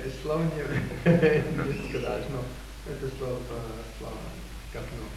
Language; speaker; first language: Russian; non-native, learner; English